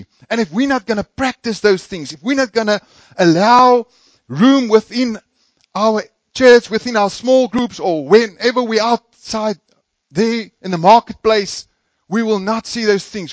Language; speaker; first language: English; non-native, local second language; Afrikaans